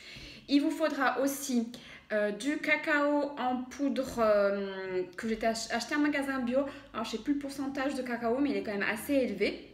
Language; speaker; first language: French; native; French